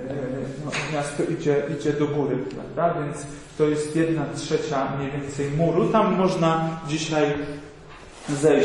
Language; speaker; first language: Polish; native; Polish